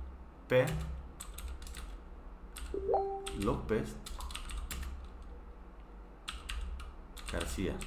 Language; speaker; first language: Spanish; non-native, fluent; Korean